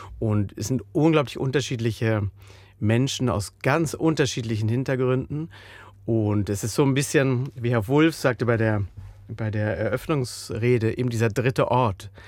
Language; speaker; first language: German; native; German